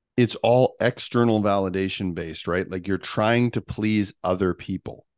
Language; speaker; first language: English; native; English